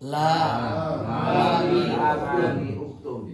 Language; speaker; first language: Arabic; non-native, fluent; Indonesian